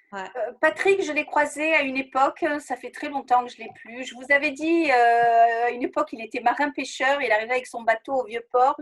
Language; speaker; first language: French; native; French